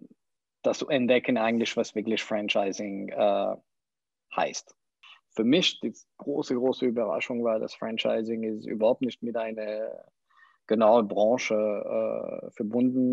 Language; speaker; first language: German; non-native, fluent; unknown